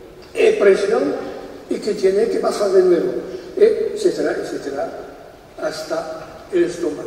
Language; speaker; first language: Spanish; non-native, fluent; French